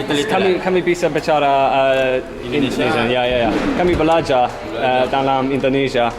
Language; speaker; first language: Indonesian; non-native, learner; English